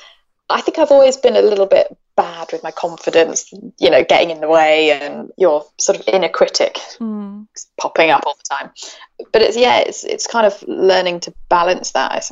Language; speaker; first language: English; native; English